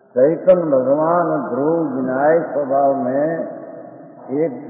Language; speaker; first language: Hindi; non-native, local second language; Gujarati